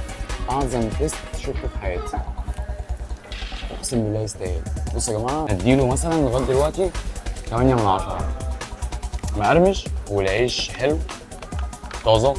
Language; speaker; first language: Arabic; native; Arabic